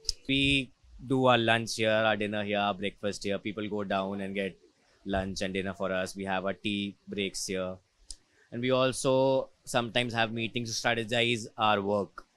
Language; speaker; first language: English; non-native, local second language; Hindi